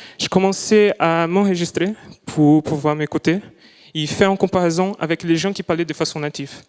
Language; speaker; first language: French; non-native, fluent; Portuguese